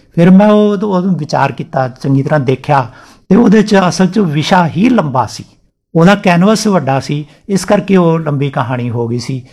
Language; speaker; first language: Punjabi; non-native, local second language; Rajasthani